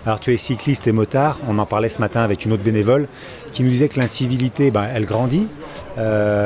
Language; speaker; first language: French; native; French